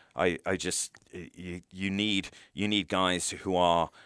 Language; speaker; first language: English; native; English